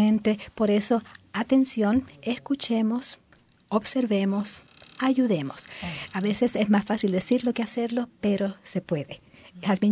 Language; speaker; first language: Spanish; native; Spanish